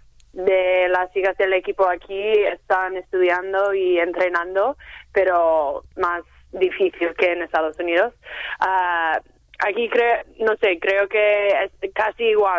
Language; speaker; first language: Spanish; non-native, fluent; English